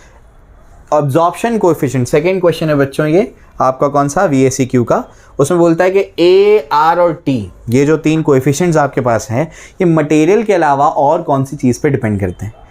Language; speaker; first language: Hindi; native; Hindi